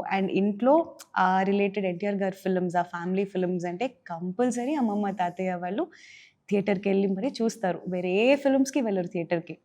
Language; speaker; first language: Telugu; native; Telugu